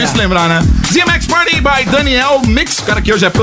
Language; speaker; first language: Portuguese; native; Portuguese